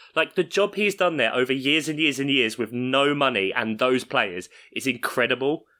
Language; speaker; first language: English; native; English